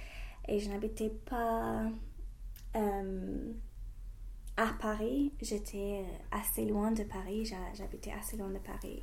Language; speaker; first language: French; non-native, fluent; English